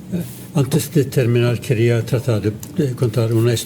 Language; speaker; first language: Spanish; non-native, fluent; Norwegian